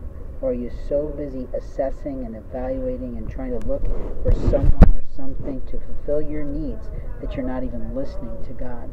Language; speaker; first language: English; native; English